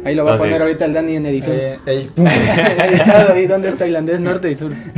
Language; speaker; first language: Spanish; native; Spanish